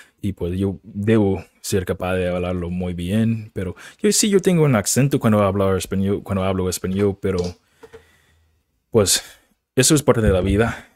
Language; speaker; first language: Spanish; non-native, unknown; English